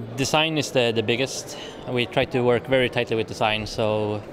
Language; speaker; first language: English; non-native, fluent; Swedish